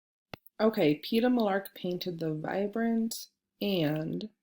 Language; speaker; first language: English; native; English